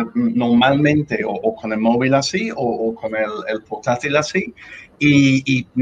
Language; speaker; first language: Spanish; non-native, fluent; English